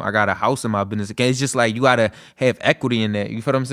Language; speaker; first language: English; native; English